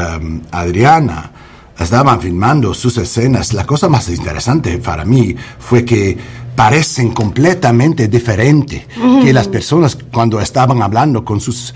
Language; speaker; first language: Spanish; non-native, learner; English